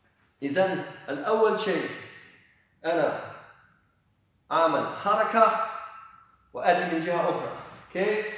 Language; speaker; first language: Arabic; non-native, learner; Polish